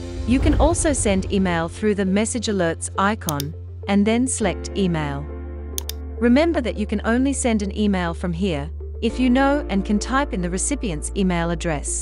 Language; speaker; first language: English; native; English